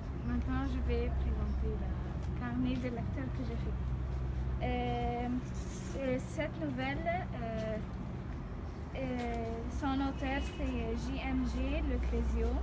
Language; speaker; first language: French; non-native, fluent; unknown